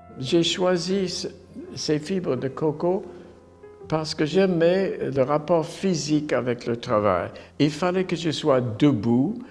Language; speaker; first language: French; non-native, fluent; English